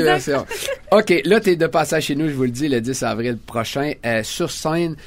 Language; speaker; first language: French; native; French